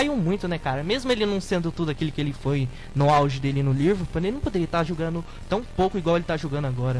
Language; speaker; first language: Portuguese; native; Portuguese